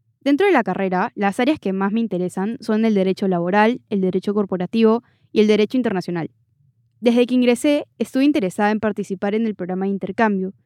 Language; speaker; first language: Spanish; native; Spanish